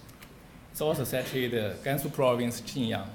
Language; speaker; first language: English; non-native, learner; Chinese